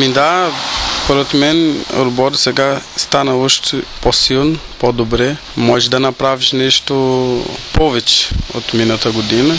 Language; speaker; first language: Bulgarian; non-native, learner; Portuguese